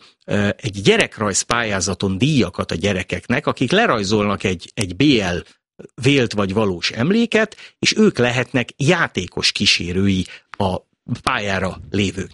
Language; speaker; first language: Hungarian; native; Hungarian